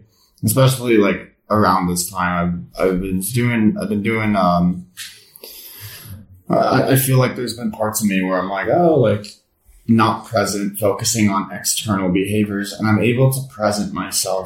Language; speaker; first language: English; native; English